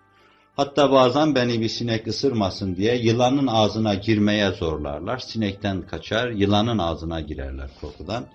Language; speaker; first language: Turkish; native; Turkish